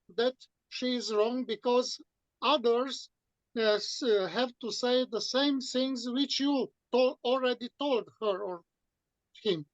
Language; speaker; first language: English; non-native, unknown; Romanian